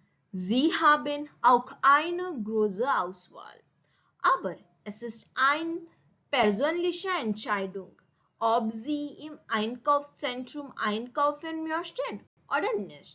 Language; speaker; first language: German; non-native, fluent; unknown